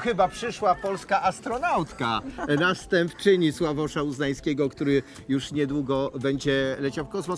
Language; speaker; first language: Polish; native; Polish